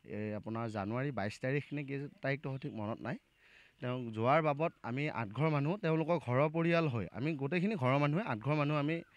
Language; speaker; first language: Assamese; native; Assamese